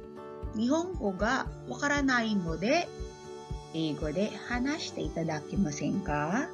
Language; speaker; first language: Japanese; non-native, fluent; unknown